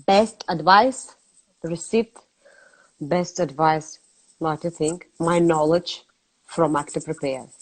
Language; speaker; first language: English; non-native, learner; Azerbaijani